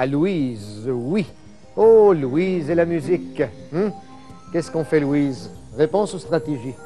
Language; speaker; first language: French; native; French